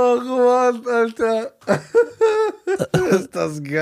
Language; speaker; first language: German; early bilingual, other home language; Persian